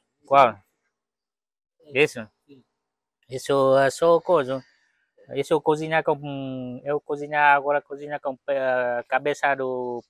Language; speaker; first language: Portuguese; non-native, learner; Vietnamese